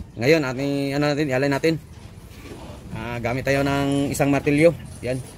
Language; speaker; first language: Filipino; non-native, local second language; Cebuano